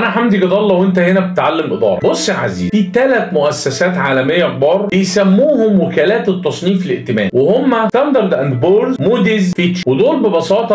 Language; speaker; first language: Arabic; native; Arabic